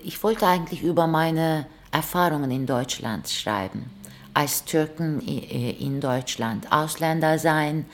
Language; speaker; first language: German; non-native, fluent; Turkish